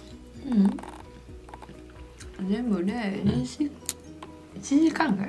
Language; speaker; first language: Japanese; non-native, learner; Vietnamese